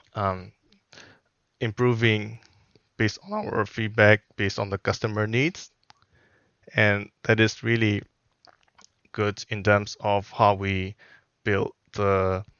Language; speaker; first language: English; non-native, fluent; Burmese